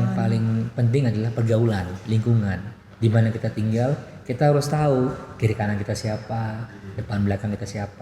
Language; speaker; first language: Indonesian; non-native, local second language; Banjar